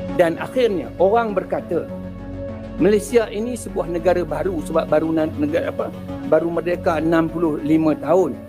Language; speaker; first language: Malay; native; Malay